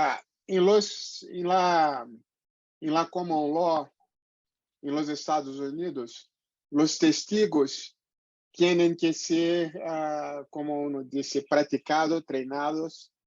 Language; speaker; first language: Spanish; non-native, fluent; Portuguese